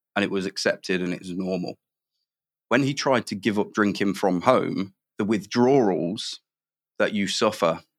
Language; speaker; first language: English; native; English